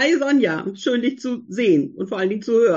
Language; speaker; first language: German; native; German